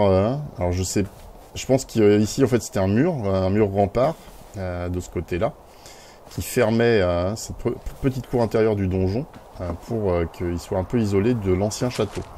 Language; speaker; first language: French; native; French